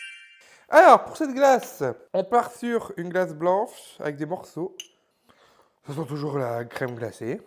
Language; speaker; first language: French; native; French